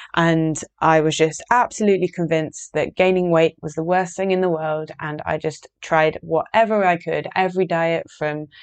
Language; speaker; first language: English; native; English